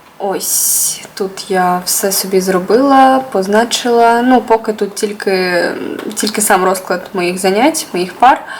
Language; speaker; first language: Ukrainian; native; Ukrainian